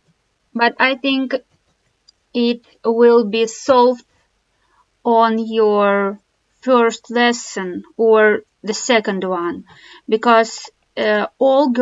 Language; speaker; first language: English; non-native, fluent; Russian